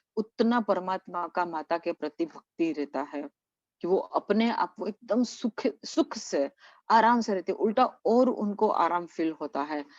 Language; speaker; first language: Hindi; non-native, local second language; Gujarati